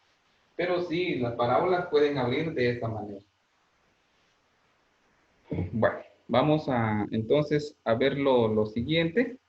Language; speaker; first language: Spanish; native; Spanish